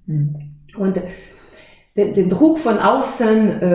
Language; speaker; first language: German; non-native, fluent; French